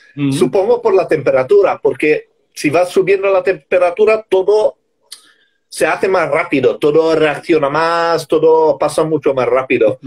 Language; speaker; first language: Spanish; non-native, fluent; English